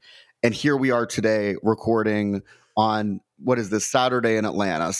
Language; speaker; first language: English; native; English